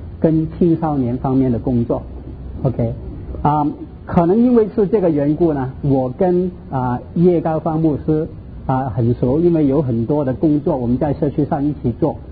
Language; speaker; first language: Chinese; non-native, local second language; Cantonese